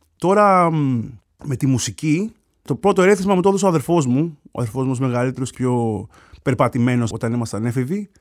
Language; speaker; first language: Greek; early bilingual, other home language; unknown